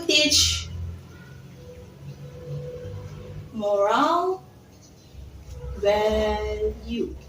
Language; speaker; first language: English; non-native, learner; Indonesian